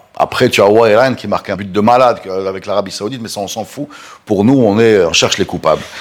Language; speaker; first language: French; non-native, local second language; Arabic